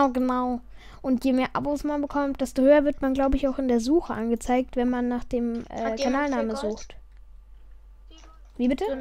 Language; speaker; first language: German; native; German